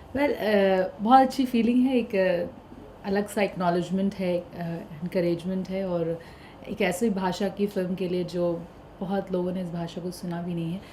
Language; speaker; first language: Hindi; non-native, local second language; Bhojpuri